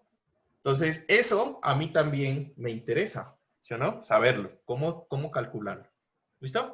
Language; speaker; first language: Spanish; native; Spanish